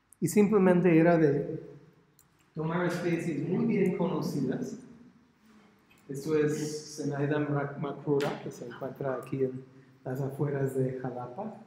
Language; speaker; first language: Spanish; non-native, fluent; English